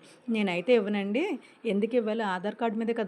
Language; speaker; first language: Telugu; native; Telugu